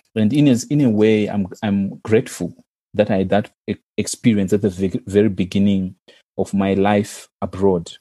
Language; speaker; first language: English; non-native, local second language; Shona